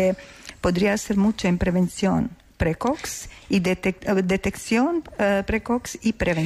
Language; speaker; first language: Spanish; non-native, learner; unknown